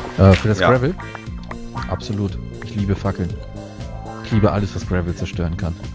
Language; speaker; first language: German; native; German